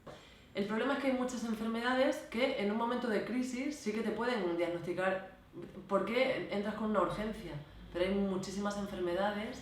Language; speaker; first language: Spanish; native; Spanish